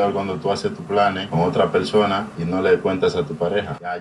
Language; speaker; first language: Spanish; native; Spanish